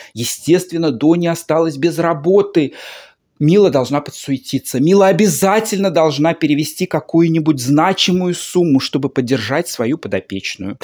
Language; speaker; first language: Russian; native; Russian